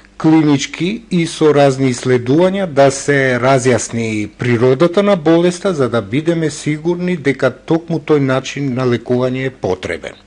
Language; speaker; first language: Macedonian; non-native, local second language; Albanian